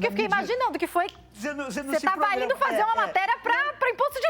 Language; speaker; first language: Portuguese; native; Portuguese